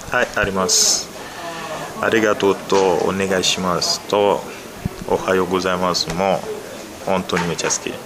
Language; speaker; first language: Japanese; non-native, learner; Bambara